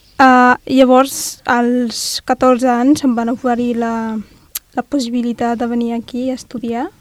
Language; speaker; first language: Catalan; non-native, fluent; Arabic